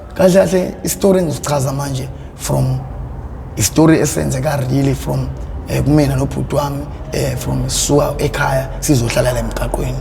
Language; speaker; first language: Zulu; native; Zulu